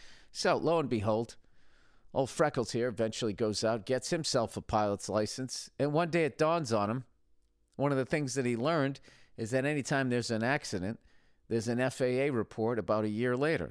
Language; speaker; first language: English; native; English